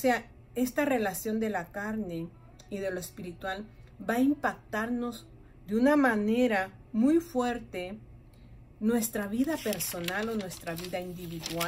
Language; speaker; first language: Spanish; native; Spanish